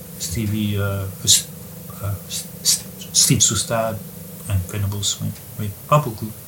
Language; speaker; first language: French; non-native, learner; English